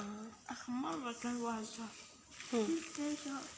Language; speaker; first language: Arabic; early bilingual, other home language; Bangla